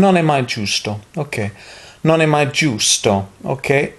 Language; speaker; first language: Italian; non-native, learner; English